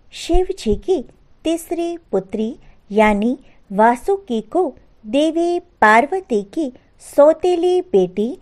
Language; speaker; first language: Hindi; non-native, local second language; Gujarati